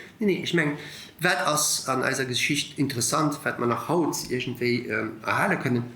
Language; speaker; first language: Luxembourgish; early bilingual, other home language; Italian